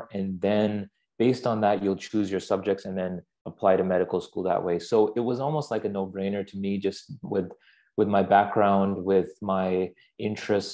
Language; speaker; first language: English; non-native, local second language; Urdu